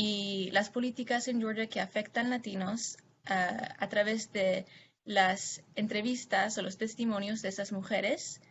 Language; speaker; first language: Spanish; non-native, fluent; English